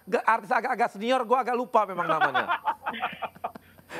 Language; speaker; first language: Indonesian; native; Indonesian